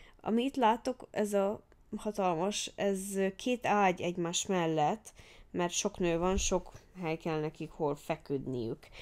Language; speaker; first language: Hungarian; early bilingual, heritage; Hungarian